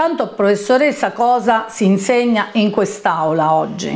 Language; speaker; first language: Italian; native; Italian